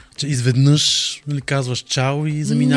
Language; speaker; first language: Bulgarian; native; Bulgarian